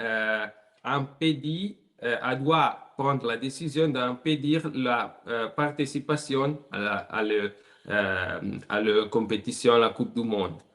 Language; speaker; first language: French; non-native, learner; Italian